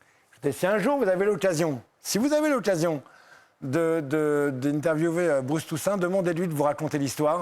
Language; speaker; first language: French; native; French